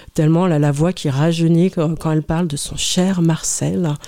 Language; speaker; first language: French; native; French